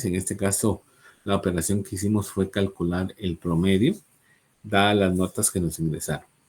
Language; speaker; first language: Spanish; native; Spanish